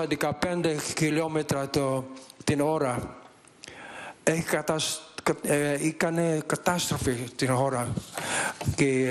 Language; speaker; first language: Greek; non-native, learner; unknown